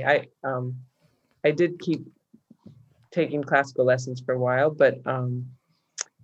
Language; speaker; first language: English; native; English